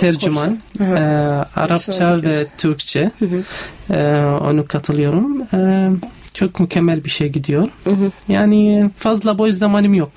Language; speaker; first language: Turkish; non-native, learner; Arabic